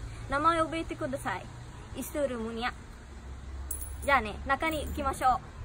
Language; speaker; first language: Japanese; non-native, fluent; Sinhala